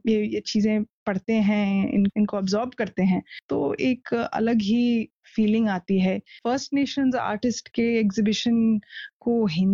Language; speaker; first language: Hindi; non-native, local second language; Punjabi